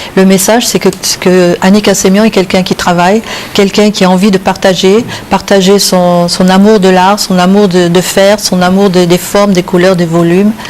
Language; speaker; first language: French; native; French